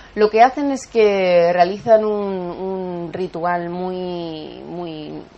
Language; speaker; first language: Spanish; native; Spanish